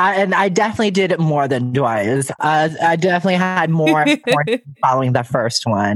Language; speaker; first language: English; native; English